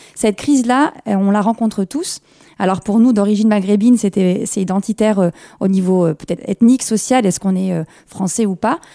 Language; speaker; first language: French; early bilingual, other home language; Kabyle